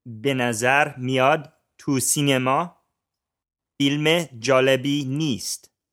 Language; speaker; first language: Persian; non-native, learner; English